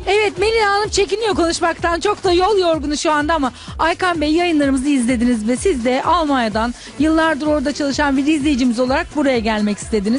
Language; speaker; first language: Turkish; native; Turkish